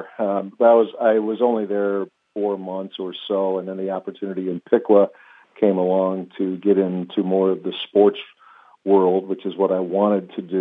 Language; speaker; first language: English; native; English